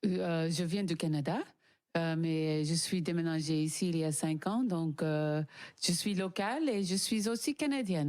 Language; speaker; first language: French; non-native, learner; English